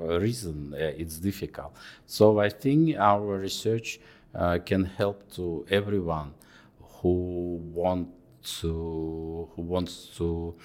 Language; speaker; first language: English; non-native, fluent; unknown